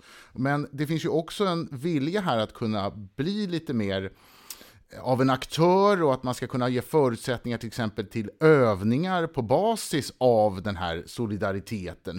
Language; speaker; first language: Swedish; native; Swedish